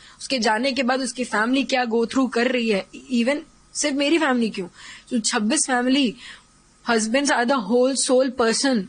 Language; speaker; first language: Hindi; native; Hindi